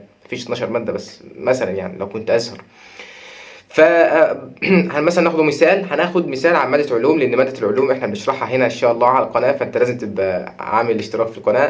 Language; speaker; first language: Arabic; native; Arabic